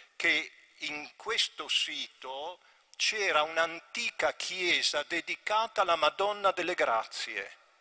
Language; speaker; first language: Italian; native; Italian